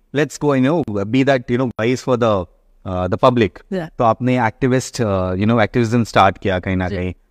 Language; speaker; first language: Hindi; native; Hindi